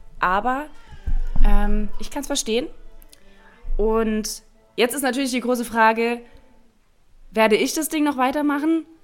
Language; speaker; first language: German; native; German